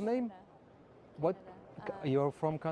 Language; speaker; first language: English; non-native, learner; French